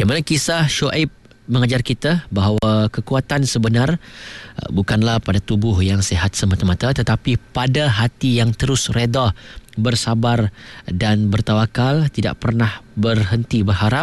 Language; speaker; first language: Malay; native; Malay